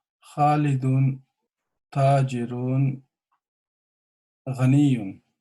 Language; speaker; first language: Arabic; non-native, learner; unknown